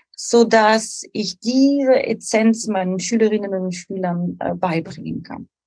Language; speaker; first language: German; non-native, fluent; French